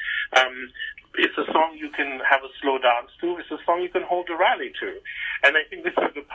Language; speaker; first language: English; non-native, local second language; Igbo